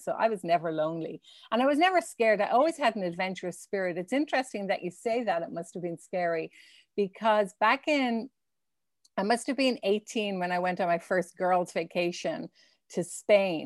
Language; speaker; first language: English; native; English